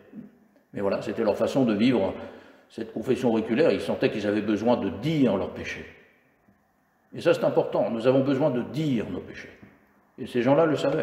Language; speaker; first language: French; native; French